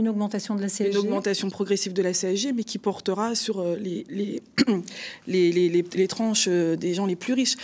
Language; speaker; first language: French; native; French